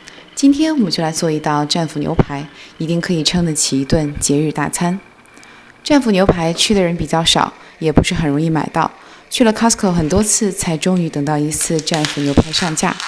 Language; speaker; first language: Chinese; native; Chinese